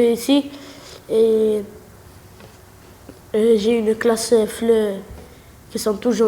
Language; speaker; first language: French; non-native, learner; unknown